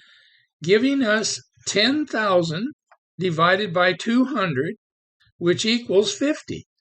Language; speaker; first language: English; native; English